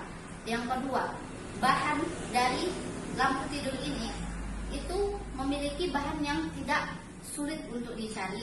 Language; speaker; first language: Indonesian; native; Indonesian